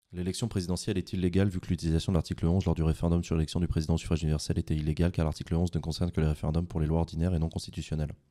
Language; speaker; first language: French; native; French